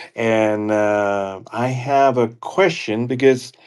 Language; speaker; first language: English; non-native, fluent; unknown